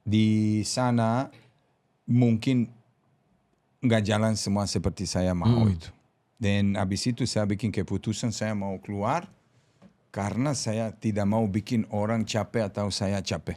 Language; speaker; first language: Indonesian; non-native, fluent; Serbian